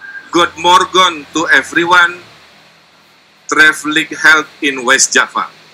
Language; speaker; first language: English; non-native, fluent; Indonesian